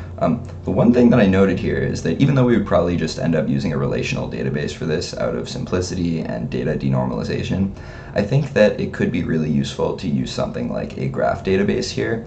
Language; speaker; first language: English; native; English